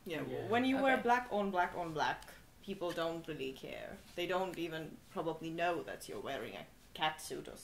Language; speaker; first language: English; non-native, fluent; Finnish